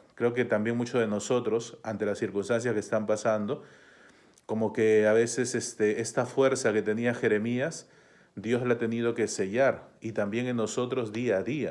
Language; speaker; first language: Spanish; native; Spanish